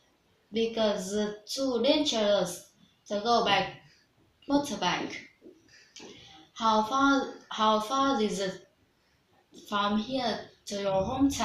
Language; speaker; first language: English; non-native, learner; Vietnamese